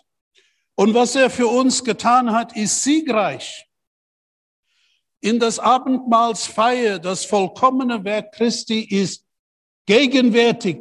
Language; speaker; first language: German; non-native, fluent; English